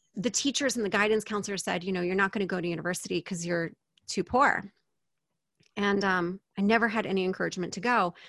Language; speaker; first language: English; native; English